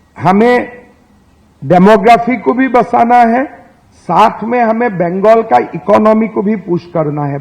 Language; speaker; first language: Hindi; non-native, local second language; Assamese